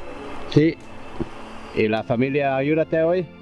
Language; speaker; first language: Spanish; non-native, learner; English